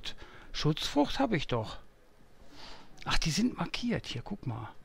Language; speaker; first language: German; native; German